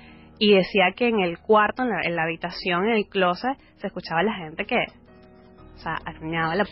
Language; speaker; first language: Spanish; native; Spanish